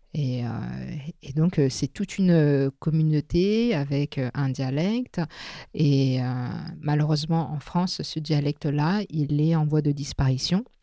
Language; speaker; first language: French; non-native, local second language; Min Nan Chinese